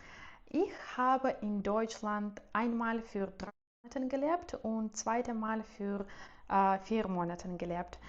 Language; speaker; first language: German; non-native, learner; Russian